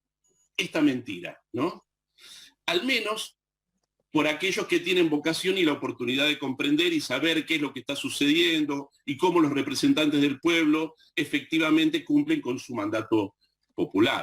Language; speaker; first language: Spanish; native; Spanish